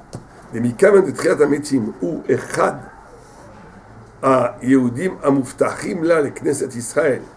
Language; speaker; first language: Hebrew; non-native, fluent; French